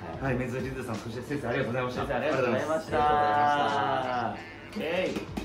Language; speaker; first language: Japanese; native; Japanese